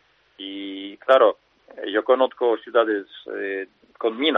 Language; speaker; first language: Spanish; non-native, fluent; Russian